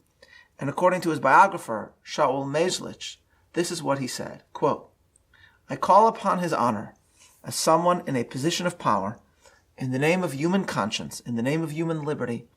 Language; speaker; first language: English; native; English